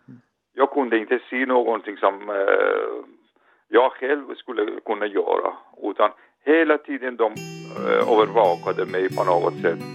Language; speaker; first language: Swedish; non-native, learner; Persian